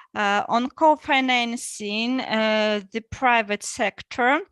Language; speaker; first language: English; non-native, fluent; Ukrainian